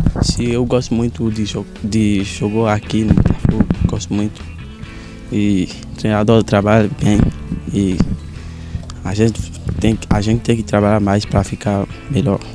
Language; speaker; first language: Portuguese; non-native, learner; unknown